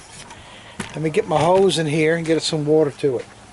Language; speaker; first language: English; native; English